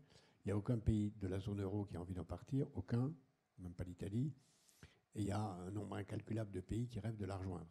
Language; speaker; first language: French; native; French